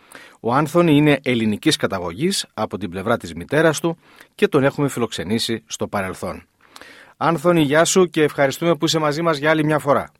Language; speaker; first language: Greek; native; Greek